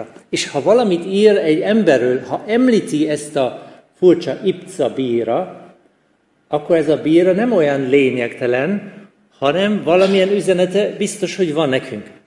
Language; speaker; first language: Hungarian; non-native, fluent; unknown